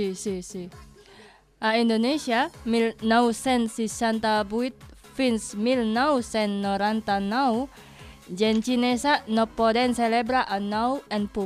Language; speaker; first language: Catalan; non-native, learner; Indonesian